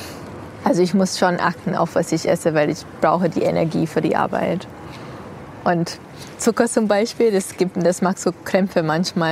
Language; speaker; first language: German; non-native, fluent; English